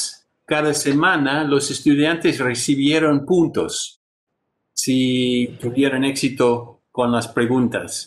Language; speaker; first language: Spanish; non-native, fluent; English